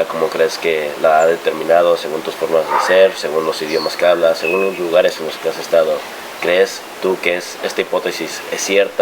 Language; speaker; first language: Spanish; native; Spanish